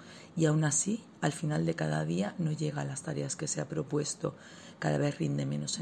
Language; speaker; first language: Spanish; native; Spanish